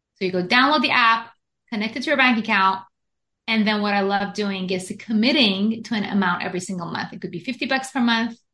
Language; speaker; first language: English; non-native, fluent; Persian